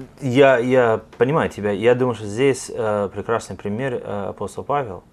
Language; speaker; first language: Russian; non-native, fluent; English